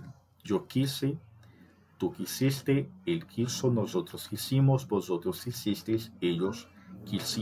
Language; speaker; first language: Spanish; non-native, fluent; Portuguese